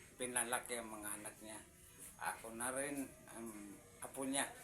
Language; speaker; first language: Filipino; non-native, local second language; Waray